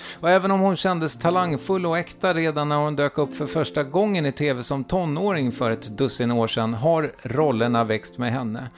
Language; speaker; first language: Swedish; native; Swedish